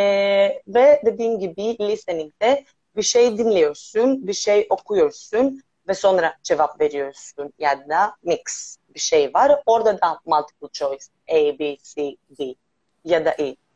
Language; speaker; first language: Turkish; non-native, learner; Greek